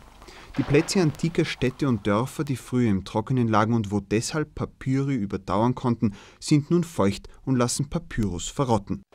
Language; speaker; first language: German; native; German